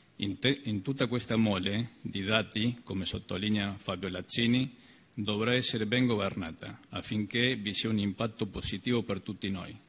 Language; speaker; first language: Italian; early bilingual, heritage; Italian